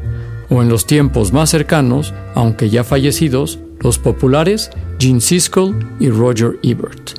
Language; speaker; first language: Spanish; native; Spanish